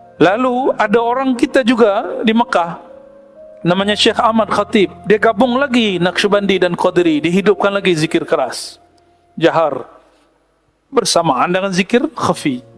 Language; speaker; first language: Malay; non-native, local second language; Minangkabau